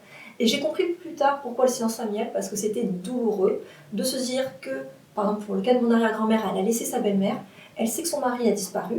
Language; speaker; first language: French; native; French